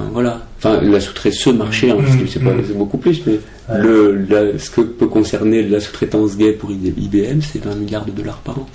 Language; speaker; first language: French; native; French